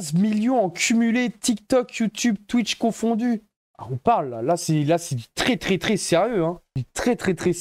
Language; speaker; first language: French; native; French